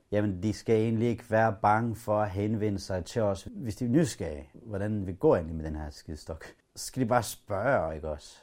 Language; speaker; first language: Danish; early bilingual, other home language; Kurdish